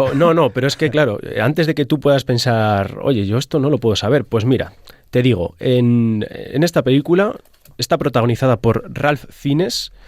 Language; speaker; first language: Spanish; native; Spanish